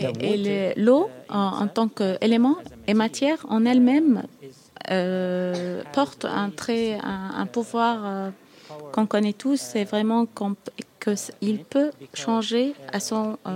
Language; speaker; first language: French; non-native, fluent; Arabic